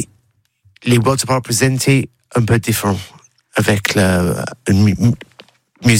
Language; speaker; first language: French; non-native, learner; English